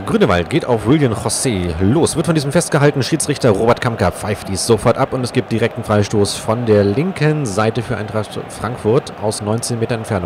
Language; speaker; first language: German; native; German